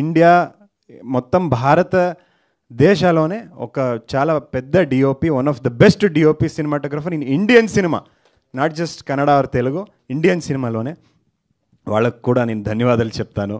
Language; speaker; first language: Telugu; non-native, learner; Kannada